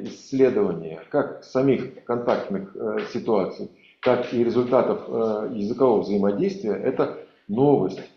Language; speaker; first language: Russian; native; Russian